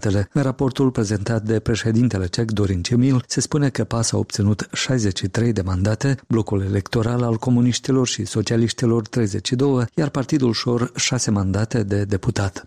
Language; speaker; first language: Romanian; native; Romanian